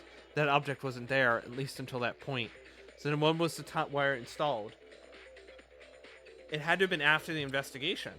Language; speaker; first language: English; native; English